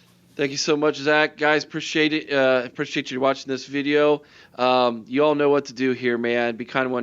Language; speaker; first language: English; native; English